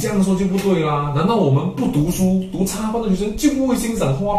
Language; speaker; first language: Chinese; native; Chinese